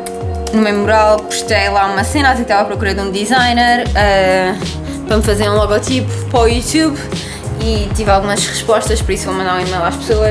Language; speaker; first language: Portuguese; early bilingual, heritage; Portuguese